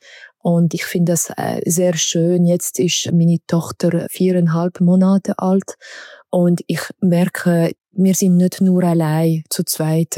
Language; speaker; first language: German; non-native, local second language; French